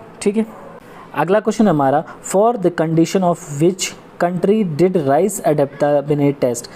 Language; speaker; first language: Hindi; native; Hindi